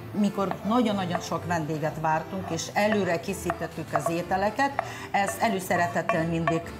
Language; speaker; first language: Hungarian; non-native, fluent; Russian